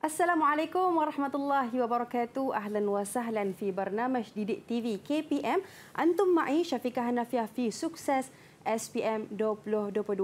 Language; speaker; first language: Arabic; non-native, fluent; Malay